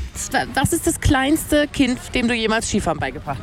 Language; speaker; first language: German; native; German